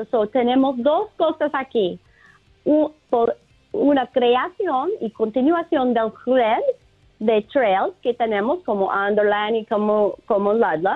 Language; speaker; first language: Spanish; non-native, fluent; English